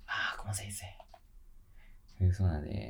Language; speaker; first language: Spanish; non-native, learner; Japanese